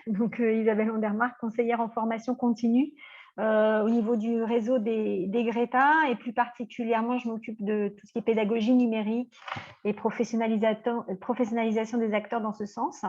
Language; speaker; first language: French; native; French